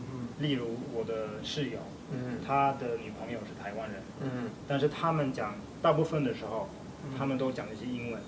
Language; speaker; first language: Chinese; non-native, fluent; Swedish